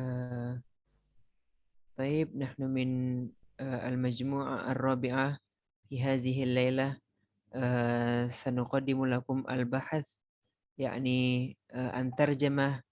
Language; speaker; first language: Arabic; non-native, fluent; Indonesian